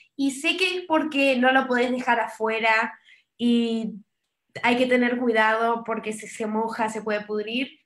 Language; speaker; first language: Spanish; early bilingual, heritage; Spanish